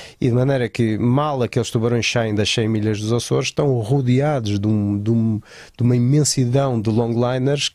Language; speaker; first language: Portuguese; native; Portuguese